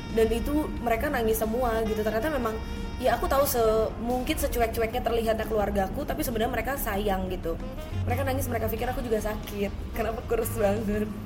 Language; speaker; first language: Indonesian; native; Indonesian